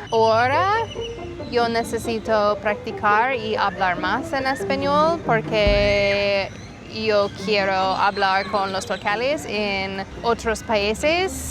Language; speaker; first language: Spanish; non-native, learner; English